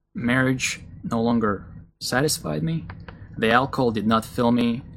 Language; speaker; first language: English; early bilingual, other home language; Russian